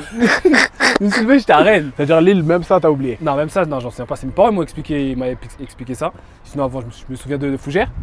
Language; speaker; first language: French; native; French